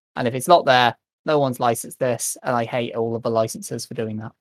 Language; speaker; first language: English; native; English